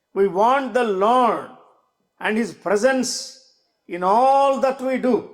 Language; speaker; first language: English; non-native, local second language; Telugu